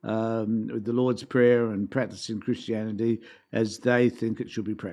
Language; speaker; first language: English; native; English